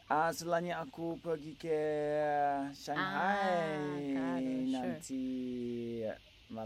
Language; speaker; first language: Indonesian; non-native, learner; English